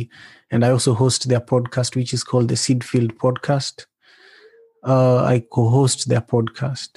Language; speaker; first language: English; non-native, local second language; Luo (Kenya and Tanzania)